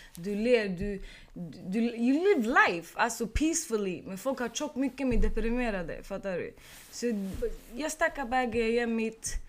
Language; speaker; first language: Swedish; early bilingual, other home language; Arabic